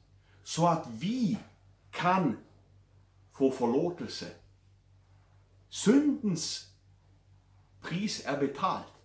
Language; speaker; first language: Swedish; non-native, fluent; German